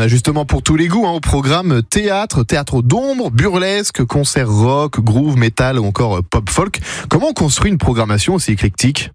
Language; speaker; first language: French; native; French